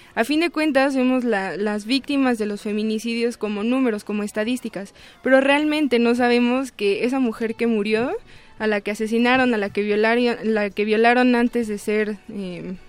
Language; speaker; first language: Spanish; native; Spanish